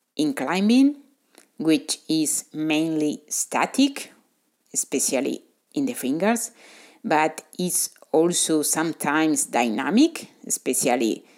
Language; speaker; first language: English; non-native, fluent; Spanish